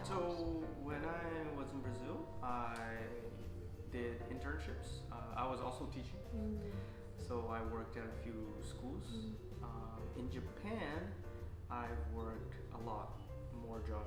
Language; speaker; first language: English; non-native, fluent; Portuguese